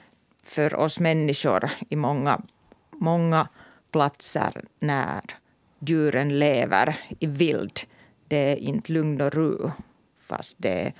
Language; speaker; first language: Swedish; non-native, local second language; Finnish